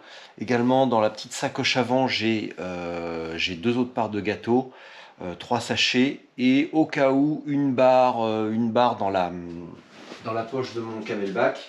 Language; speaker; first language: French; native; French